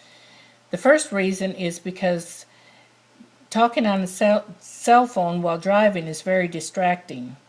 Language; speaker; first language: English; native; English